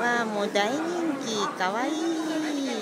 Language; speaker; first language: Japanese; native; Japanese